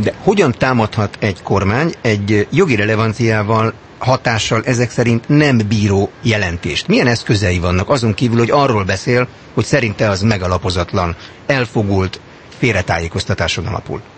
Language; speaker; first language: Hungarian; native; Hungarian